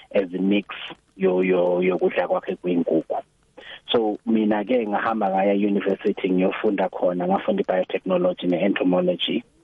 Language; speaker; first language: Zulu; non-native, local second language; Xhosa